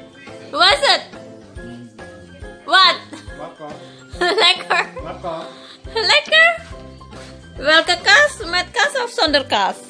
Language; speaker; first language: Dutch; non-native, fluent; Indonesian